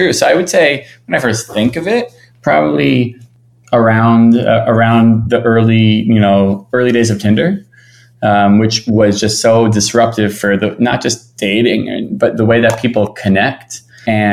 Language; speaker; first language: English; native; English